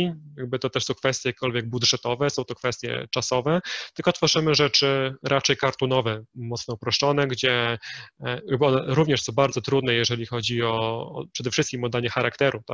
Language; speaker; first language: Polish; native; Polish